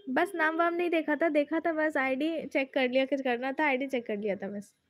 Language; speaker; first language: Hindi; non-native, local second language; Bangla